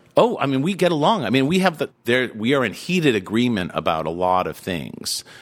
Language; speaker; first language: English; native; English